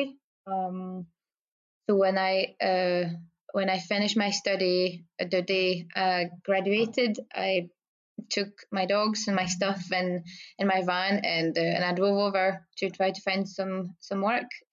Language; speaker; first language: English; non-native, fluent; French